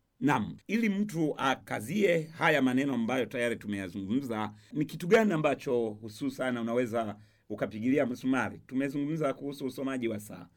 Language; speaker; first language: Swahili; non-native, local second language; Rundi